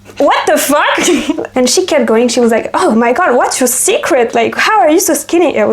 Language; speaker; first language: English; non-native, fluent; French